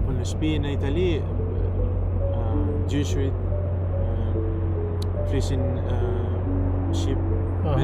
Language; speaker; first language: Albanian; early bilingual, heritage; Albanian